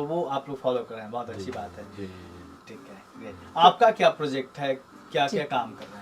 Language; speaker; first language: Hindi; native; Hindi